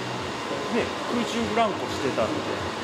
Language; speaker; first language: Japanese; native; Japanese